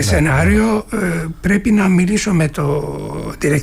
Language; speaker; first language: Greek; non-native, learner; Turkish